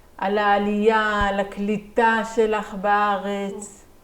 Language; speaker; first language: Hebrew; native; Hebrew